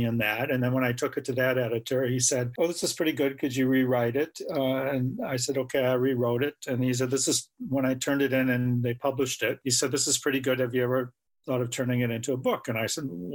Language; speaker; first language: English; native; English